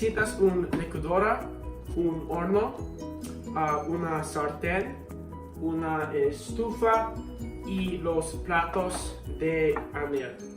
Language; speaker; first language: Spanish; non-native, learner; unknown